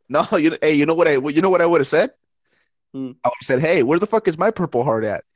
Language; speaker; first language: English; early bilingual, other home language; Spanish